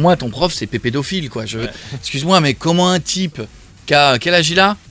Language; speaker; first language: French; native; French